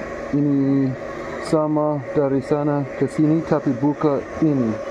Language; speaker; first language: Indonesian; non-native, learner; English